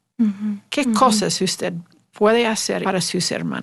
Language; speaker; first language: Spanish; non-native, learner; English